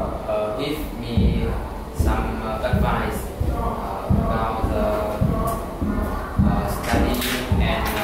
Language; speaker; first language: English; non-native, learner; Vietnamese